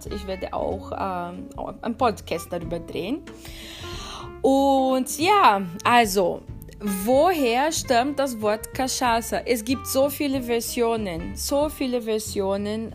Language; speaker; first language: German; non-native, fluent; Portuguese